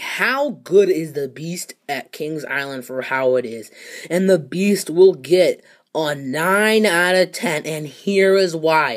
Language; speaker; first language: English; native; English